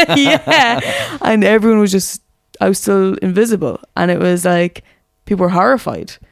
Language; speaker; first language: English; native; English